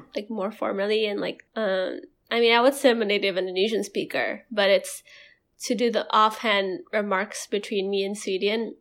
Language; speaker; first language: English; non-native, fluent; Indonesian